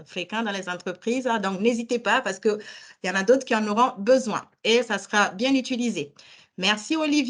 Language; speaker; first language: French; native; French